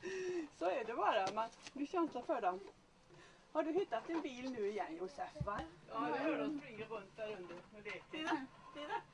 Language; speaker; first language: Swedish; non-native, fluent; Hindi